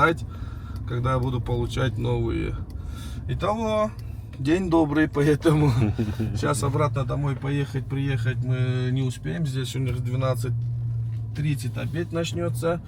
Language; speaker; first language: Russian; native; Russian